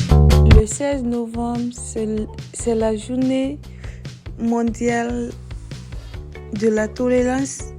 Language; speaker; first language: French; non-native, learner; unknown